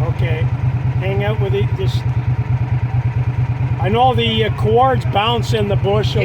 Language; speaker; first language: English; native; English